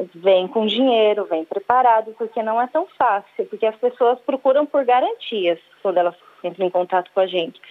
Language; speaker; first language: Portuguese; native; Portuguese